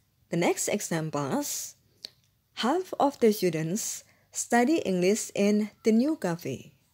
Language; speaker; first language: English; non-native, fluent; Indonesian